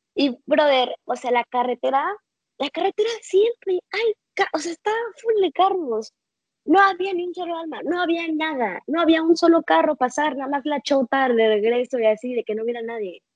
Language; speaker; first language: Spanish; native; Spanish